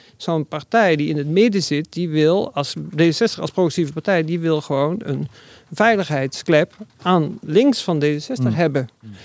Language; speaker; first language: Dutch; native; Dutch